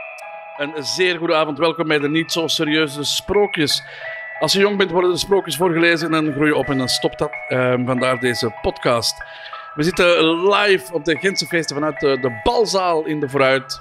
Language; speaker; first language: Dutch; native; Dutch